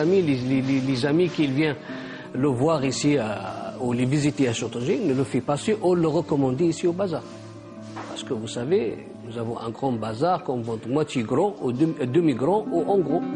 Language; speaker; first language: French; non-native, local second language; Arabic